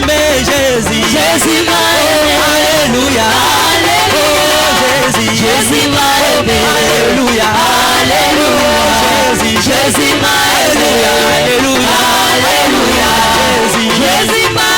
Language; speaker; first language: Haitian Creole; non-native, local second language; Lingala